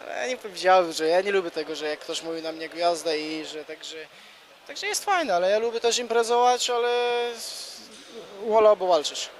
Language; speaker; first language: Polish; non-native, fluent; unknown